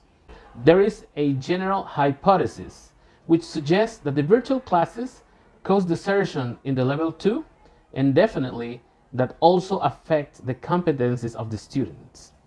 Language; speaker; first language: English; non-native, fluent; Spanish